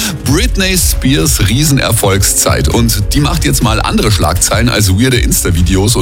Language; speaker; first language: German; native; German